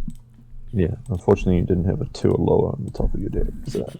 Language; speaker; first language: English; native; English